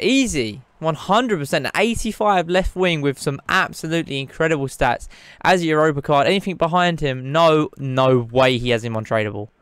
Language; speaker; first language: English; native; English